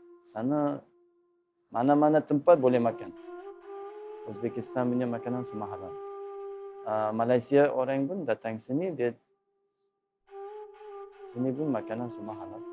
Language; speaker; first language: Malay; non-native, learner; Uzbek